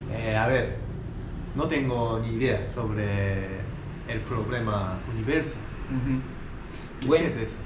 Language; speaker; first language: Spanish; non-native, learner; Japanese